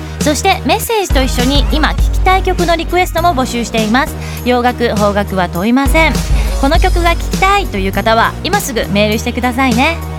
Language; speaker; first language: Japanese; early bilingual, other home language; Korean